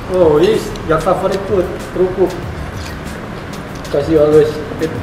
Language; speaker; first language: English; non-native, learner; Indonesian